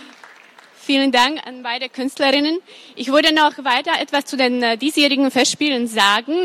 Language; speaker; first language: German; non-native, fluent; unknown